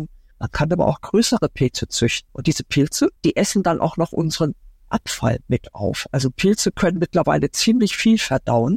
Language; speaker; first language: German; native; German